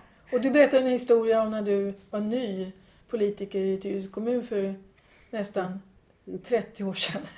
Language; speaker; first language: Swedish; native; Swedish